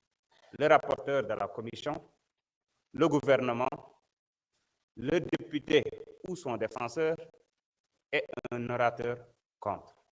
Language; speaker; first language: French; non-native, local second language; Wolof